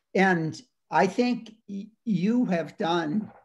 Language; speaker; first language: English; native; English